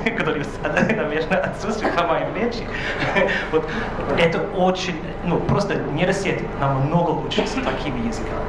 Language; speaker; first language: Russian; non-native, fluent; English